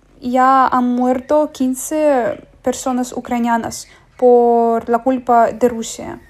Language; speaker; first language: Spanish; non-native, fluent; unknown